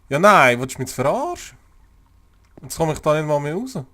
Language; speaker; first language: German; native; German